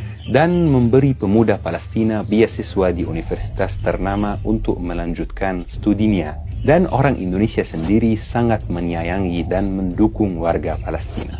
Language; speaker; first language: Indonesian; non-native, fluent; Arabic